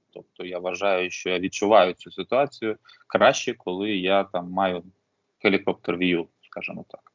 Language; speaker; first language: Ukrainian; non-native, local second language; Russian